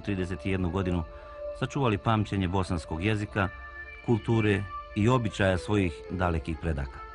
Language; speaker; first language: Bosnian; native; Bosnian